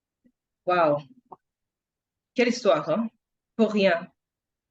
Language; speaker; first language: French; non-native, fluent; English